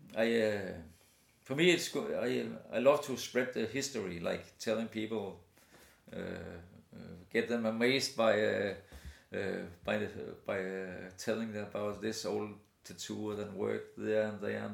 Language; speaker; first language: English; non-native, fluent; Danish